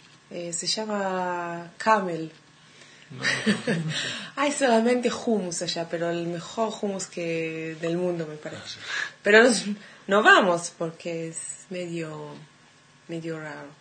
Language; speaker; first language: Spanish; non-native, fluent; Hebrew